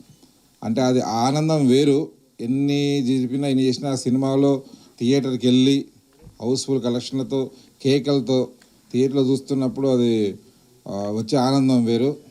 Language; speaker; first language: Telugu; native; Telugu